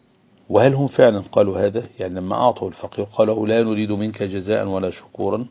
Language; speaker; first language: Arabic; native; Arabic